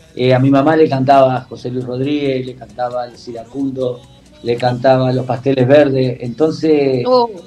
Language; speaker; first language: Spanish; native; Spanish